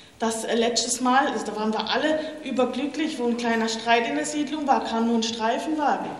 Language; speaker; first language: German; native; German